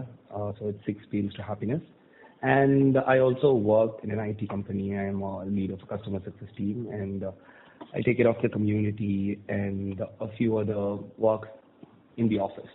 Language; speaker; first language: English; non-native, local second language; Tamil